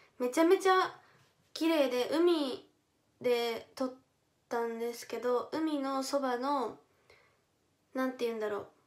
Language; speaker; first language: Japanese; native; Japanese